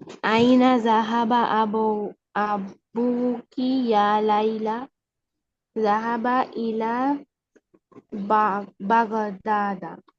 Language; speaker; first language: Arabic; non-native, learner; Bangla